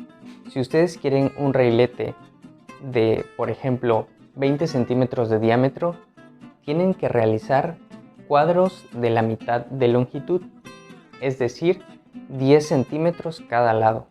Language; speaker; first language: Spanish; native; Spanish